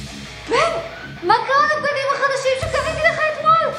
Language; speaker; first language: Hebrew; native; Hebrew